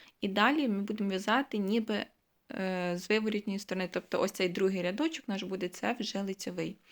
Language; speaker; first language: Ukrainian; native; Ukrainian